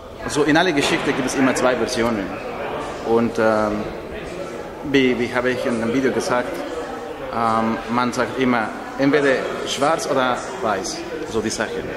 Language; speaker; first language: German; non-native, learner; Spanish